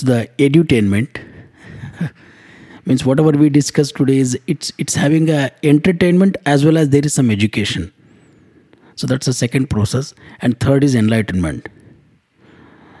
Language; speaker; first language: English; non-native, local second language; Kannada